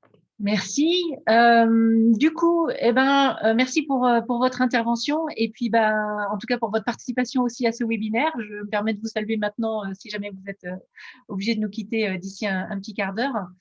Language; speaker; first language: French; native; French